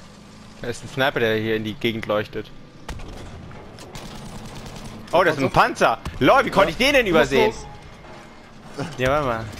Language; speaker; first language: German; native; German